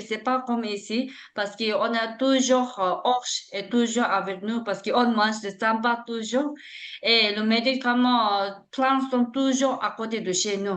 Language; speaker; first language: French; non-native, learner; Tibetan